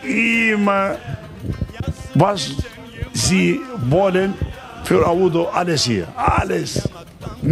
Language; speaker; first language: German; non-native, learner; Turkish